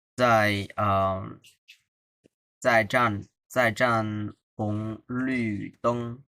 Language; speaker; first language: Chinese; non-native, fluent; Bangla